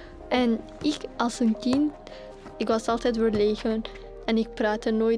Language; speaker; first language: Dutch; early bilingual, other home language; Albanian